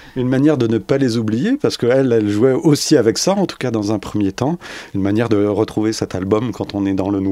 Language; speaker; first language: French; native; French